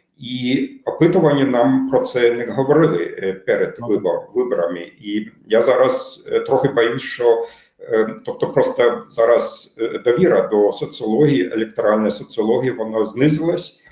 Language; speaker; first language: Ukrainian; non-native, fluent; German